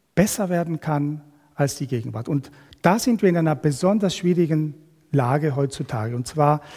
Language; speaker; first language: German; non-native, fluent; Spanish